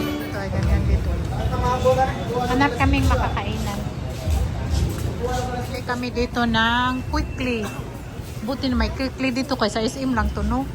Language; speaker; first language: Filipino; non-native, local second language; Cebuano